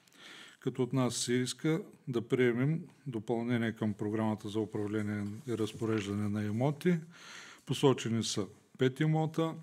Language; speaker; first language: Bulgarian; native; Bulgarian